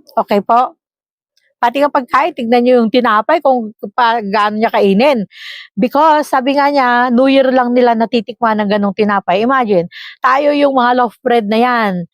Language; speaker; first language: Filipino; non-native, local second language; Iloko